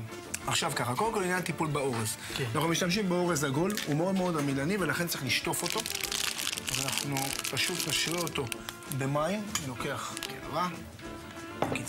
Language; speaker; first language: Hebrew; native; Hebrew